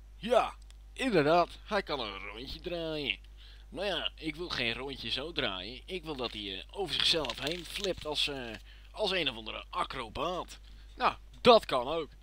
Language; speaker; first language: Dutch; native; Dutch